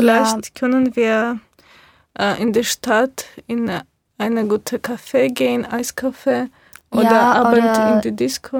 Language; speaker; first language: German; non-native, learner; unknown